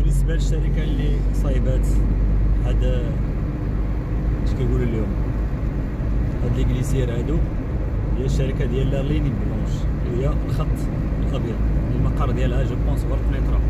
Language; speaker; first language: Arabic; native; Arabic